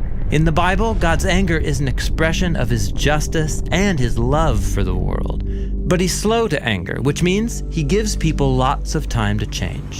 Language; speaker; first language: English; native; English